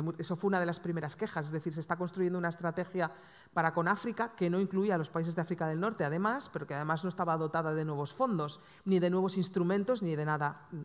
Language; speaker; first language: Spanish; native; Spanish